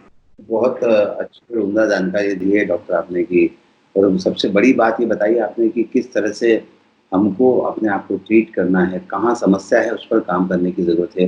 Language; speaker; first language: Hindi; native; Hindi